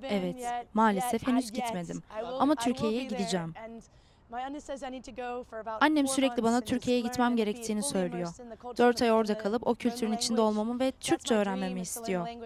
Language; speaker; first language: Turkish; non-native, learner; English